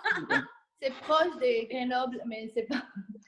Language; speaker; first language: French; non-native, learner; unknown